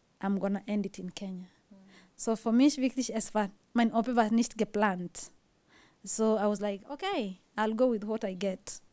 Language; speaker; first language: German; non-native, learner; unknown